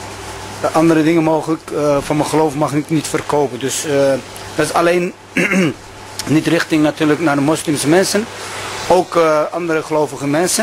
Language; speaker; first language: Dutch; non-native, local second language; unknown